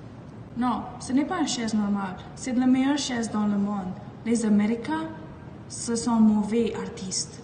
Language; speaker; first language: French; non-native, learner; English